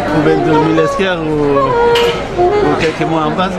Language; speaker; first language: French; native; French